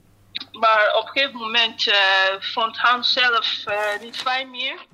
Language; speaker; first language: Dutch; non-native, learner; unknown